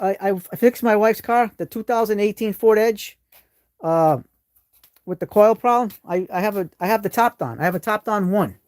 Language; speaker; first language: English; native; English